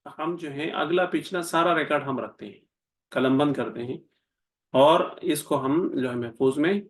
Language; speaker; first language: Urdu; non-native, local second language; Pashto